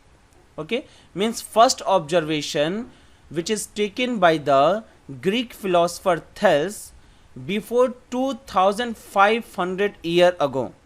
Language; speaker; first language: English; non-native, local second language; Hindi